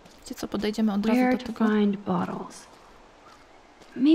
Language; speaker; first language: Polish; native; Polish